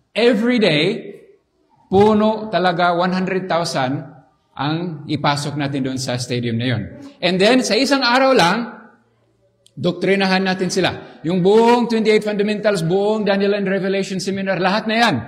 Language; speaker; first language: Filipino; non-native, learner; English